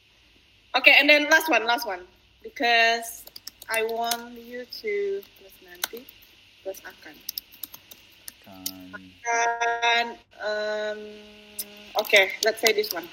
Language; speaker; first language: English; non-native, fluent; Indonesian